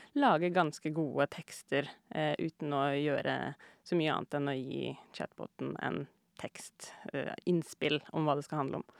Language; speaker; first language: Norwegian; native; Norwegian